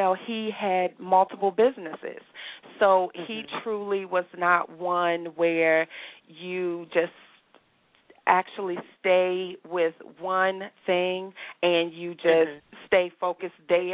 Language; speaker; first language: English; native; English